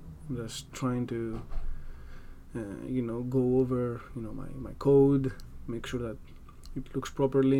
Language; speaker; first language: English; non-native, fluent; Greek